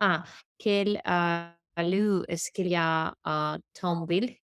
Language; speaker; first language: French; non-native, learner; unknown